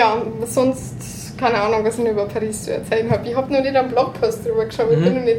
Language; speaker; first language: German; native; German